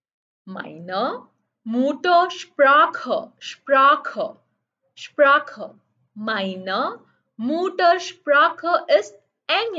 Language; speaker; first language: German; non-native, learner; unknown